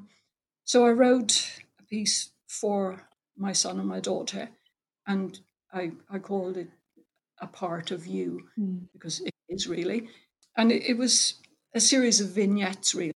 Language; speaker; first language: English; native; English